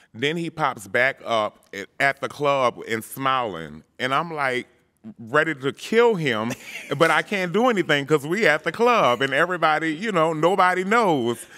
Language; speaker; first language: English; native; English